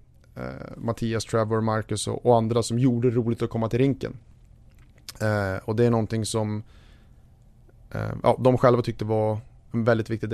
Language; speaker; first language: Swedish; native; Swedish